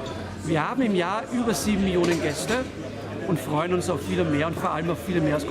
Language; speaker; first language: German; native; German